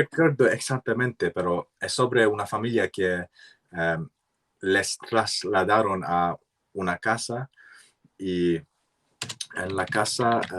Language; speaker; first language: Spanish; non-native, learner; English